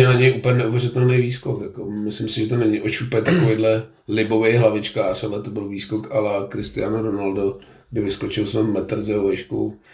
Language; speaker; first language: Czech; native; Czech